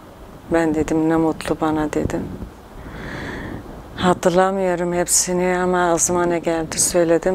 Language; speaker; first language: Turkish; non-native, local second language; Kurdish